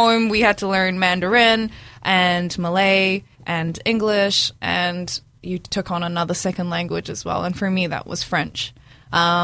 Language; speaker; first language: English; native; English